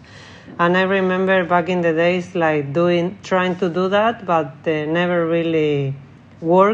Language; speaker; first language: English; non-native, learner; Spanish